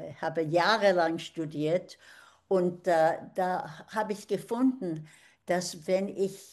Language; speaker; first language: German; early bilingual, heritage; German